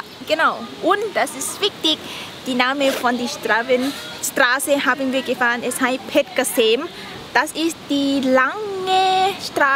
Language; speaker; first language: German; non-native, learner; Thai